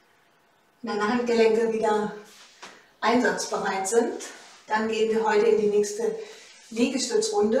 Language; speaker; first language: German; native; German